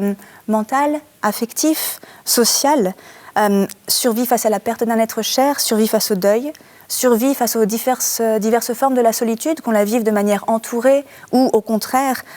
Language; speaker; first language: French; native; French